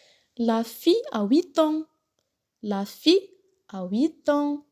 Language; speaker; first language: French; non-native, local second language; Arabic